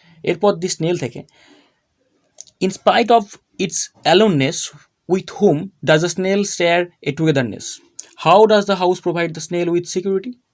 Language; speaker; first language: English; non-native, local second language; Bangla